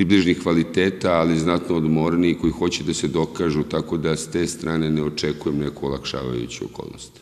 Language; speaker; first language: Bosnian; native; Bosnian